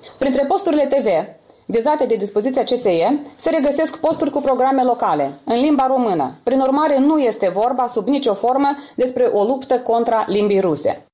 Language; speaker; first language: Romanian; native; Romanian